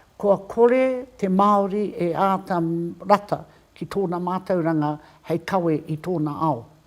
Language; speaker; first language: Māori; native; Māori